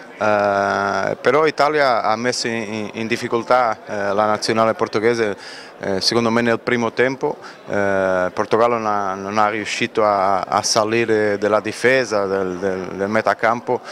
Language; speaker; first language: Italian; non-native, fluent; Portuguese